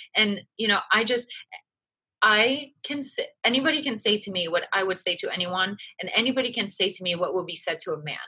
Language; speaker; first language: English; early bilingual, other home language; French